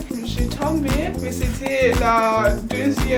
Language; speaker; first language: French; non-native, learner; German